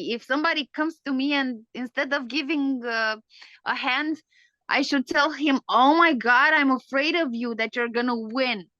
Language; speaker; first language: English; non-native, fluent; Romanian